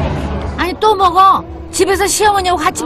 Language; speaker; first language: Korean; native; Korean